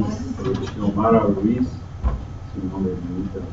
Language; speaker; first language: Spanish; non-native, fluent; English